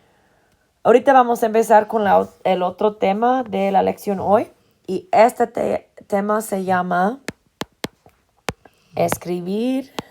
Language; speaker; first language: Spanish; non-native, fluent; English